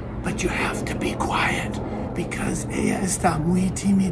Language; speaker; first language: Spanish; non-native, learner; English